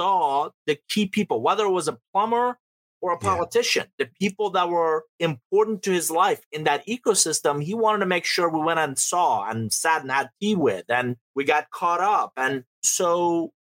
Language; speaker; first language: English; non-native, fluent; Persian